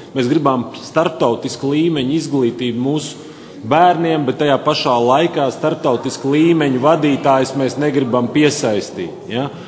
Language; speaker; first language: Latvian; native; Latvian